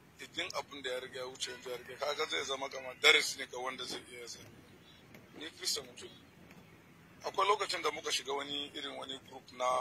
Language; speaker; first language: Hausa; non-native, local second language; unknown